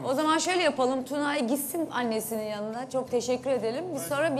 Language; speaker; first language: Turkish; native; Turkish